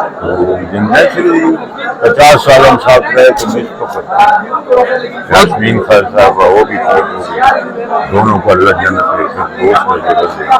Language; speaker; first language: Urdu; non-native, local second language; Pashto